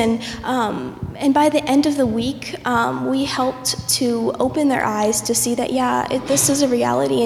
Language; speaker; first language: English; native; English